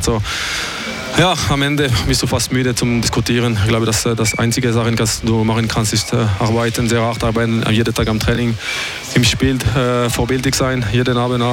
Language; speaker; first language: German; non-native, fluent; French